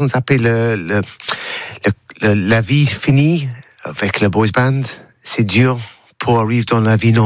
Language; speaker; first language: French; non-native, learner; English